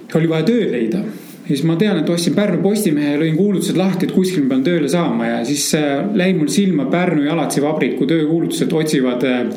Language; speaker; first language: Estonian; native; Estonian